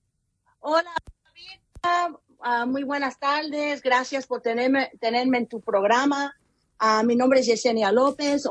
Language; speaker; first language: Spanish; early bilingual, heritage; Spanish